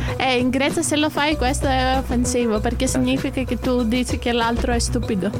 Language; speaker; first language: Italian; non-native, fluent; Greek